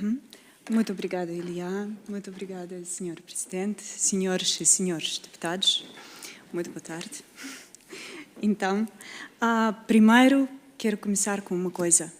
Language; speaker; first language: Portuguese; non-native, fluent; Russian